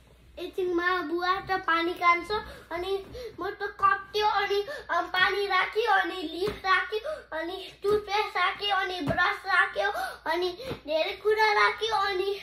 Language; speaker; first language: Nepali; early bilingual, heritage; Nepali